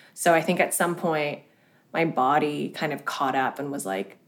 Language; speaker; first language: English; early bilingual, other home language; Cantonese